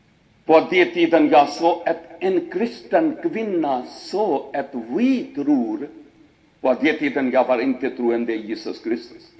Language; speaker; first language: Swedish; non-native, fluent; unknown